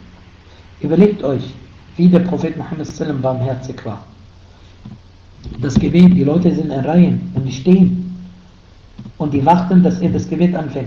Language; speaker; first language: German; non-native, fluent; Arabic